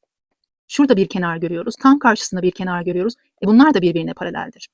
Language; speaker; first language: Turkish; native; Turkish